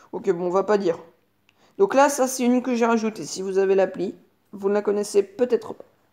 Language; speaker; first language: French; native; French